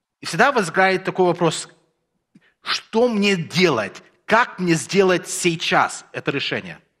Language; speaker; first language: Russian; early bilingual, heritage; Russian